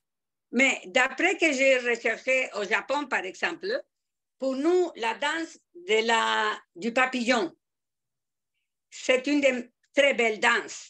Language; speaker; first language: French; non-native, fluent; Spanish